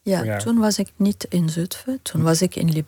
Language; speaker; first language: Dutch; non-native, fluent; Arabic